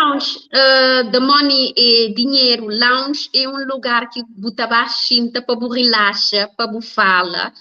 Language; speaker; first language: Portuguese; non-native, learner; Kabuverdianu